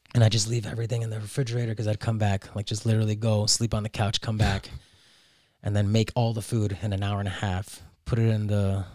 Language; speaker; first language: English; native; English